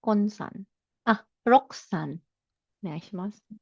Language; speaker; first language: Japanese; non-native, fluent; Filipino